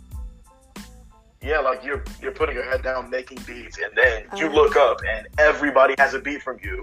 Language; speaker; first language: English; native; English